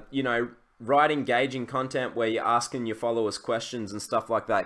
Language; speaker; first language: English; native; English